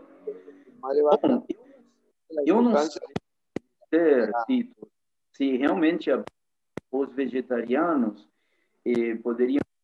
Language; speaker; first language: Spanish; non-native, learner; Portuguese